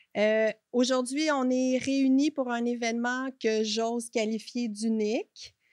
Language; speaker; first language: French; native; French